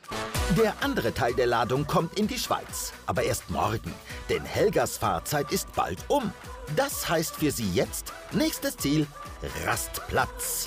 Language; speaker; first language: German; native; German